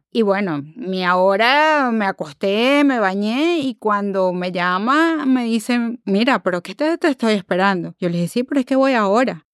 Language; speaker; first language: Spanish; native; Spanish